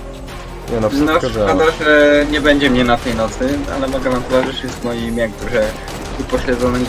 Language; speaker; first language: Polish; native; Polish